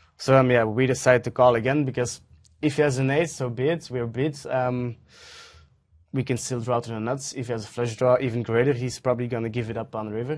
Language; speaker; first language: English; non-native, fluent; Dutch